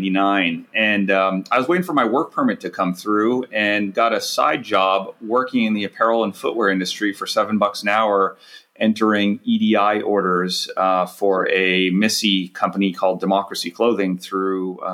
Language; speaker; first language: English; native; English